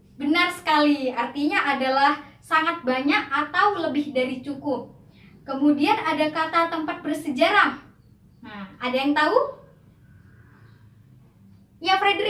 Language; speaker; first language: Indonesian; native; Indonesian